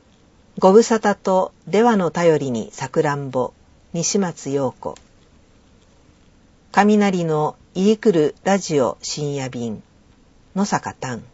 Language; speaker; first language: Japanese; native; Japanese